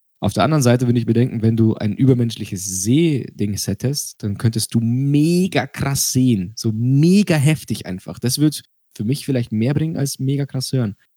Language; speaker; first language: German; early bilingual, other home language; Russian